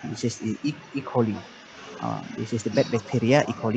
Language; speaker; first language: English; non-native, learner; Indonesian